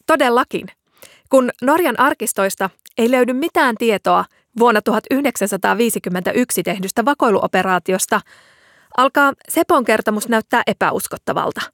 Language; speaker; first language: Finnish; native; Finnish